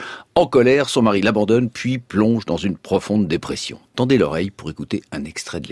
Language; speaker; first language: French; native; French